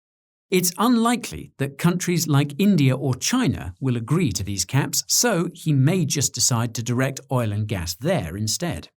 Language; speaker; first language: English; native; English